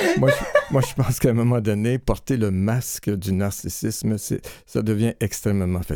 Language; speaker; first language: French; native; French